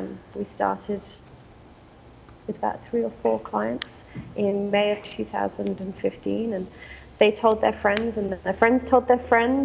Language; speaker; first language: English; native; English